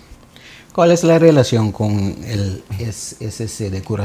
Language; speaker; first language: Spanish; non-native, learner; Papiamento